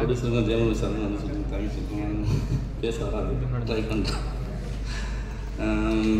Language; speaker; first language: Tamil; non-native, learner; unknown